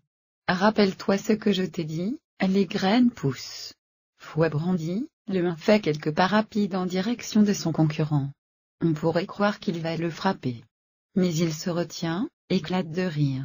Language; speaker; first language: French; native; French